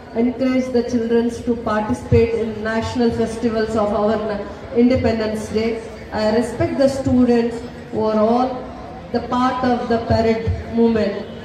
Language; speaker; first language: English; non-native, local second language; Kannada